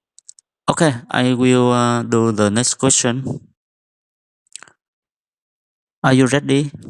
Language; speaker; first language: English; non-native, fluent; Vietnamese